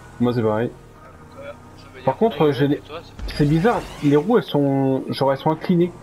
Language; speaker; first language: French; native; French